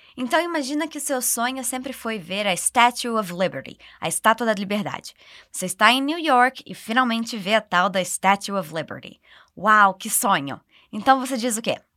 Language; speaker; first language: Portuguese; native; Portuguese